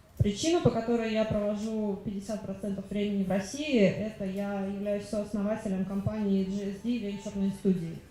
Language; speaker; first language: Russian; native; Russian